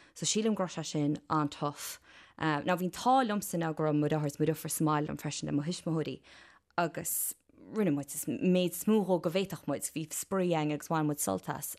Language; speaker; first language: Irish; native; Irish